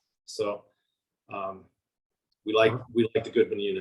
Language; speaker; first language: English; native; English